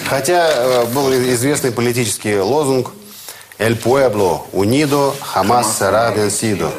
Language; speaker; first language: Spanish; non-native, fluent; Russian